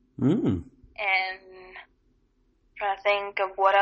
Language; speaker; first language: English; non-native, fluent; French